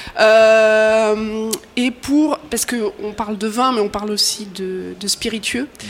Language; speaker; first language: French; native; French